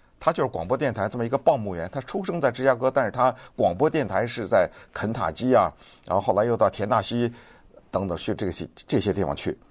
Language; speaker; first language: Chinese; native; Chinese